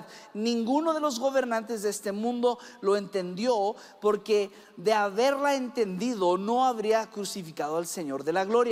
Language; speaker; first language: Spanish; early bilingual, other home language; English